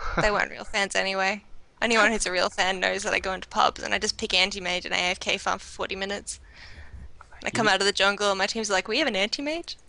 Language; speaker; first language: English; native; English